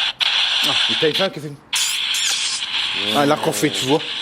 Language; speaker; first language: French; native; French